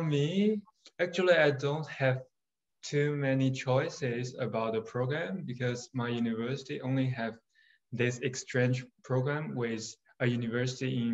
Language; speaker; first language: English; non-native, fluent; Chinese